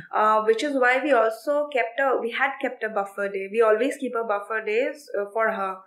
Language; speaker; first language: English; non-native, local second language; Assamese